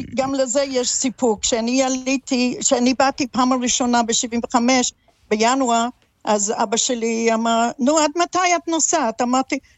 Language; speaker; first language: Hebrew; non-native, fluent; English